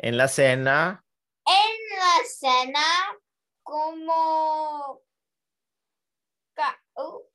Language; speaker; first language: Spanish; non-native, learner; English